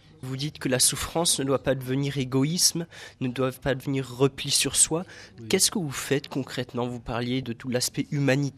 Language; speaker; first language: French; native; French